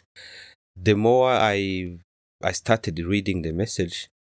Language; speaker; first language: English; non-native, local second language; Kinyarwanda